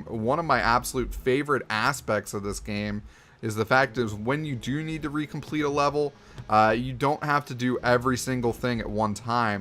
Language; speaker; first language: English; native; English